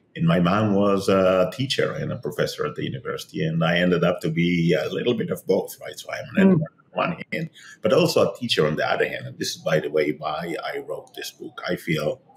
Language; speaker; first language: English; non-native, fluent; Hebrew